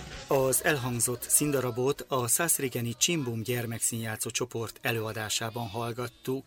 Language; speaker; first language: Hungarian; native; Hungarian